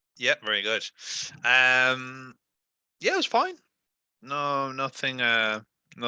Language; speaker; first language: English; non-native, fluent; Spanish